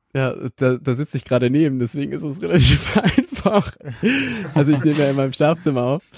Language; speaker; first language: German; native; German